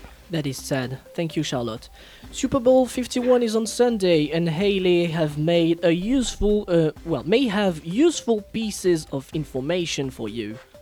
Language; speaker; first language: English; non-native, fluent; French